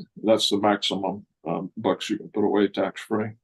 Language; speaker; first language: English; native; English